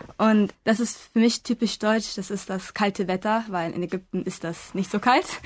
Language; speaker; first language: German; non-native, fluent; Arabic